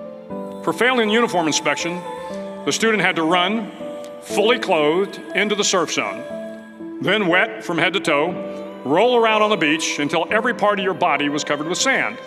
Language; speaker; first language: English; native; English